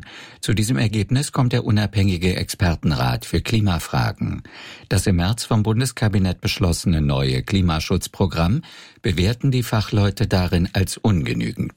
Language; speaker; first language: German; native; German